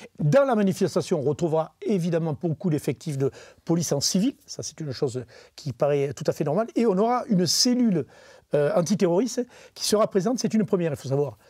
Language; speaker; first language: French; native; French